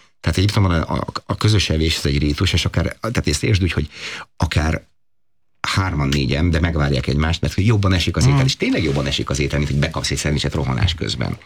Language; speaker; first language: Hungarian; native; Hungarian